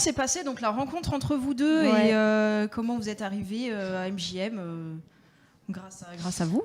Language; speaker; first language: French; native; French